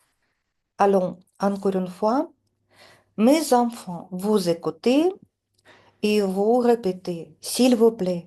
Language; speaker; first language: French; non-native, fluent; Russian